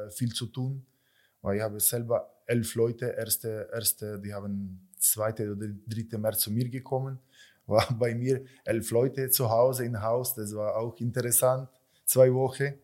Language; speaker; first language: German; non-native, learner; Ukrainian